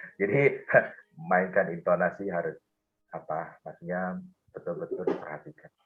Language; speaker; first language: Indonesian; non-native, local second language; Min Nan Chinese